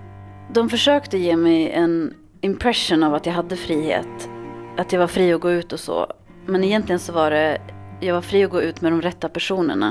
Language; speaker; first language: Swedish; early bilingual, other home language; Arabic